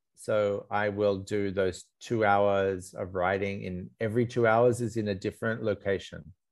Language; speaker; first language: English; native; English